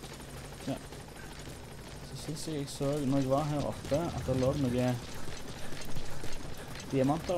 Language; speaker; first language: Norwegian; native; Norwegian